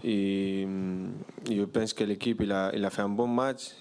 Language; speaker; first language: French; non-native, learner; Spanish